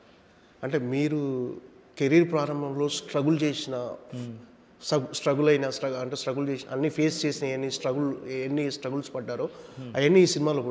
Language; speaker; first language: Telugu; native; Telugu